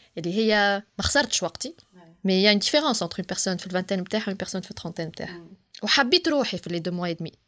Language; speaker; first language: French; non-native, local second language; Arabic